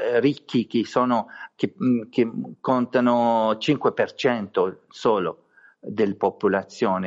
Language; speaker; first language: Italian; non-native, fluent; Arabic